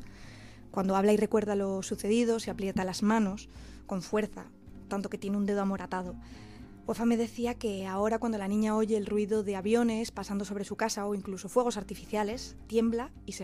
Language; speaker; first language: Spanish; native; Spanish